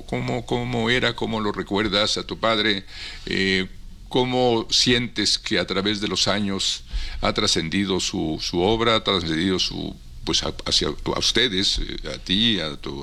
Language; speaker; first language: Spanish; native; Spanish